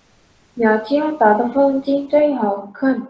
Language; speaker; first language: Chinese; non-native, learner; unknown